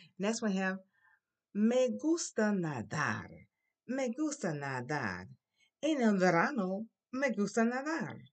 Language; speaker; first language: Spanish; non-native, learner; English